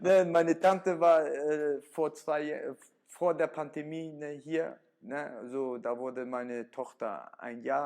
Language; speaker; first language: German; early bilingual, other home language; Italian